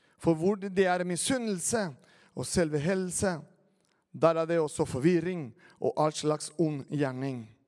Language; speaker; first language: Norwegian; non-native, fluent; Spanish